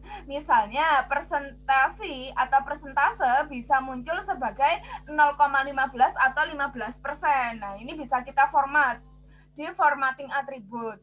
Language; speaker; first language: Indonesian; native; Indonesian